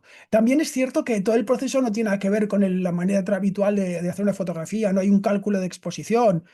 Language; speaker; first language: Spanish; native; Spanish